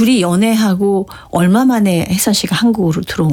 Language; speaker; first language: Korean; native; Korean